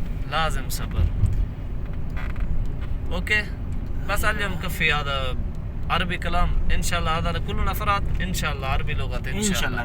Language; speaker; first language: Arabic; non-native, learner; Urdu